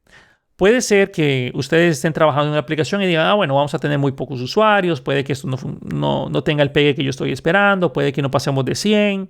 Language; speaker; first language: Spanish; native; Spanish